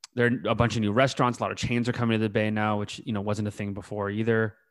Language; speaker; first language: English; native; English